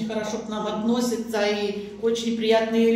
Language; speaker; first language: Russian; non-native, local second language; Ukrainian